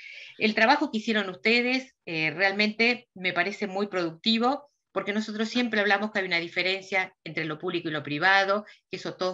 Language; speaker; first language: Spanish; native; Spanish